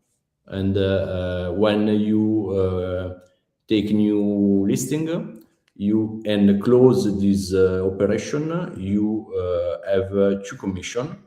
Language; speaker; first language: English; non-native, learner; Italian